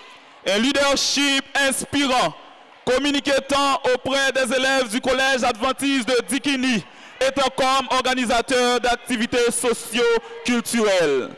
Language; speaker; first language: French; non-native, local second language; Haitian Creole